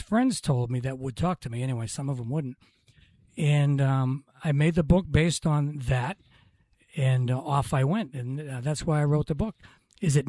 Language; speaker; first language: English; native; English